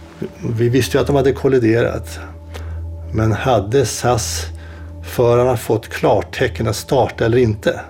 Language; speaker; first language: Swedish; native; Swedish